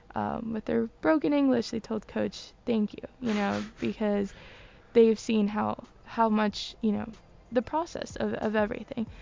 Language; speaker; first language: English; early bilingual, other home language; Spanish